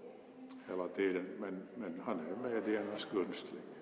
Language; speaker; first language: Swedish; non-native, local second language; Finnish